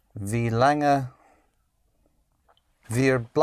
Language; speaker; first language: German; non-native, learner; English